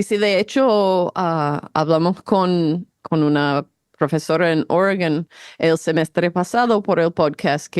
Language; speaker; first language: Spanish; non-native, fluent; English